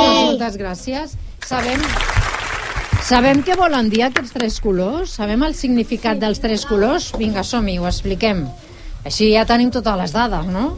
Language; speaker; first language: Catalan; native; Catalan